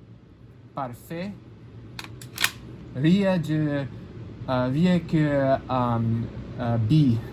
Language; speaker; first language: French; non-native, learner; English